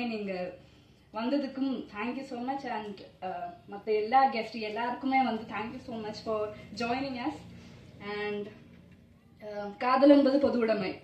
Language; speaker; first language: Tamil; non-native, fluent; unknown